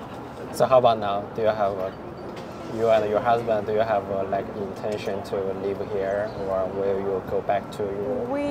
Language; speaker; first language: English; non-native, fluent; Chinese